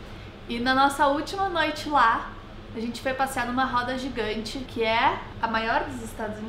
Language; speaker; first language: Portuguese; native; Portuguese